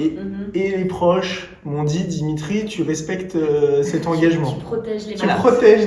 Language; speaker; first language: French; native; French